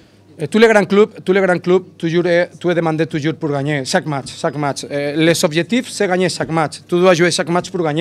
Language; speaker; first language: French; non-native, learner; Spanish